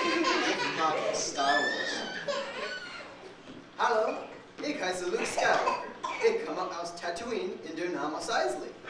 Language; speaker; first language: German; non-native, learner; English